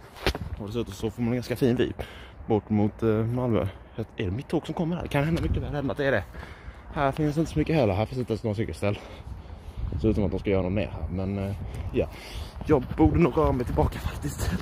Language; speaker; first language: Swedish; native; Swedish